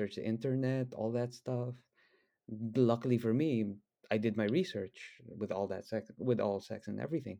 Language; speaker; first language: English; non-native, local second language; Filipino